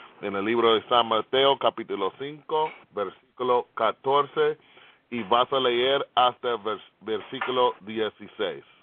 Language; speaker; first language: Spanish; non-native, fluent; English